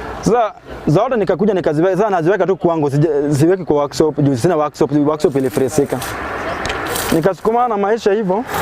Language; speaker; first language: Swahili; non-native, local second language; Luo (Kenya and Tanzania)